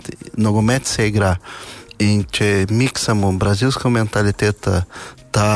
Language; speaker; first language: Slovenian; non-native, fluent; Portuguese